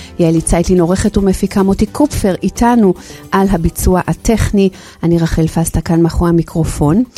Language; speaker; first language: Hebrew; native; Hebrew